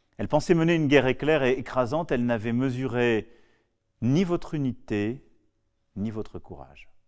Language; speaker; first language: French; native; French